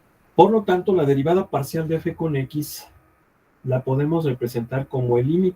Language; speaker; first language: Spanish; native; Spanish